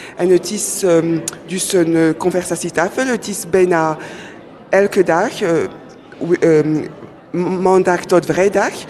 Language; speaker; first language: Dutch; non-native, local second language; French